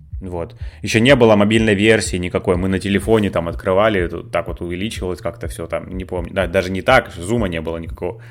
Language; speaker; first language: Russian; native; Russian